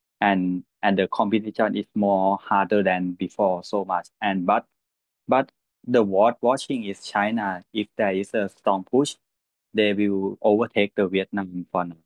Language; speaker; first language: English; non-native, learner; Thai